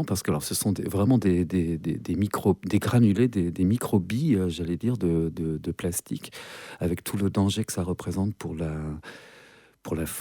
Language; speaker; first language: French; native; French